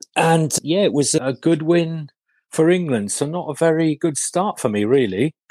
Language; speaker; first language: English; native; English